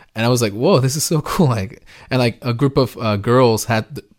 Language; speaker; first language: English; early bilingual, other home language; Spanish